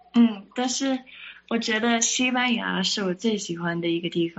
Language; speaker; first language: Chinese; early bilingual, heritage; Chinese